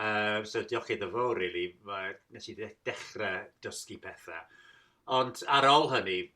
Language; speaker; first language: Welsh; non-native, fluent; English